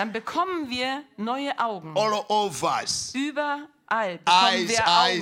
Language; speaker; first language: German; non-native, learner; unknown